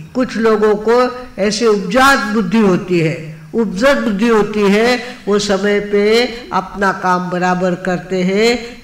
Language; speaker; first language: Hindi; non-native, local second language; Marathi